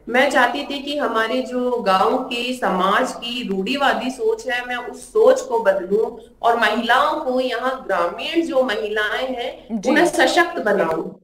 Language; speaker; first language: Hindi; native; Hindi